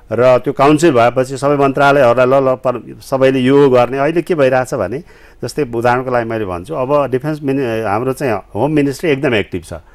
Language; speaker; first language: Nepali; native; Nepali